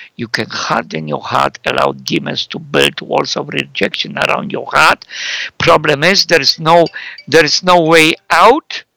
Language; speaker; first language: English; non-native, fluent; Polish